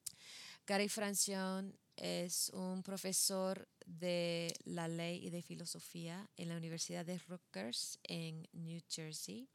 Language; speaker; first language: Spanish; non-native, fluent; English